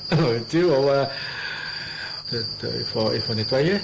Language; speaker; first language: French; non-native, learner; Japanese